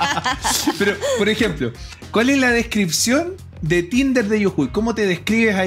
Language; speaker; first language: Spanish; native; Spanish